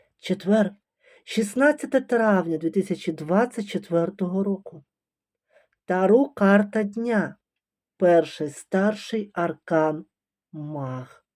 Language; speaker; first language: Ukrainian; native; Ukrainian